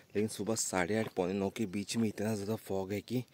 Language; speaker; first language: Hindi; native; Hindi